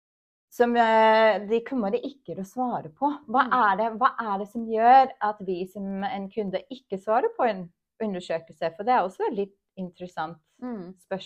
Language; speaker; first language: Norwegian; non-native, fluent; English